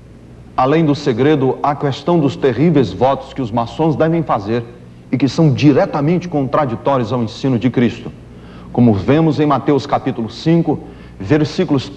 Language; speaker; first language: Portuguese; native; Portuguese